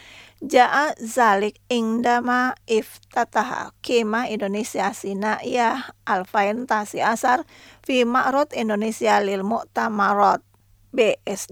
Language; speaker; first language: Arabic; non-native, fluent; Indonesian